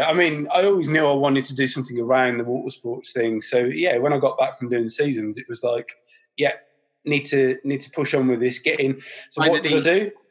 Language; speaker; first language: English; native; English